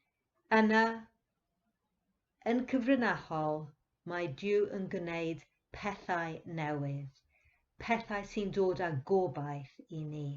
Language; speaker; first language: Welsh; non-native, fluent; English